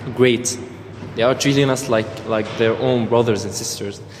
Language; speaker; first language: English; non-native, fluent; Arabic